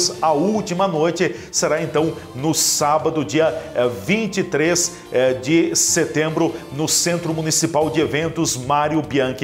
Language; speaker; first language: Portuguese; native; Portuguese